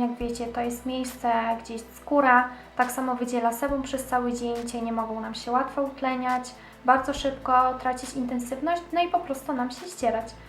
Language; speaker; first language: Polish; native; Polish